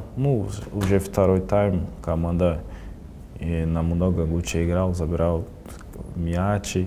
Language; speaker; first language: Russian; non-native, learner; Portuguese